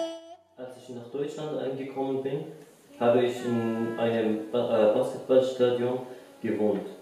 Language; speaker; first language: German; non-native, learner; Arabic